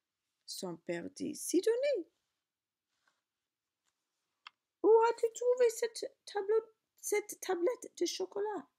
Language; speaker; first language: French; non-native, learner; English